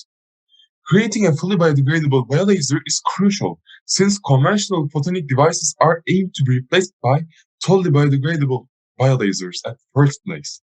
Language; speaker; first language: English; non-native, fluent; Turkish